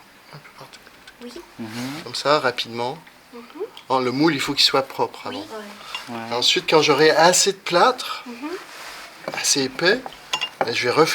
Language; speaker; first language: French; native; French